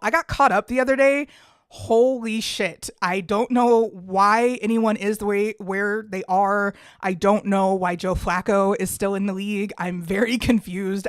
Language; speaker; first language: English; native; English